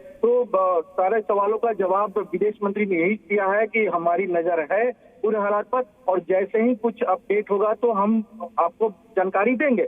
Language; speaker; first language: Hindi; native; Hindi